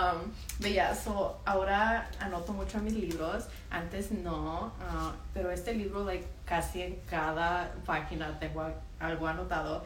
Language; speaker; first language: Spanish; early bilingual, heritage; Spanish